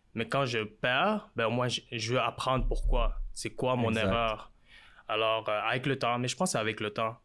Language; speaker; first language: French; native; French